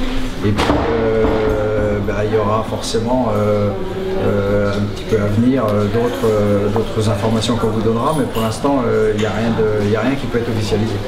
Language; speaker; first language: French; native; French